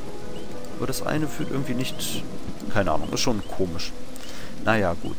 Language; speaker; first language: German; native; German